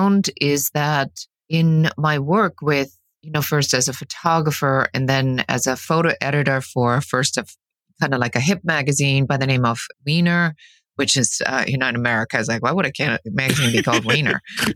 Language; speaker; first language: English; non-native, fluent; German